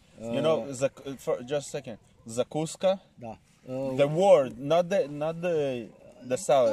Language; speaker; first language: English; non-native, learner; Romanian